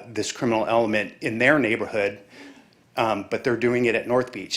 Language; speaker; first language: English; native; English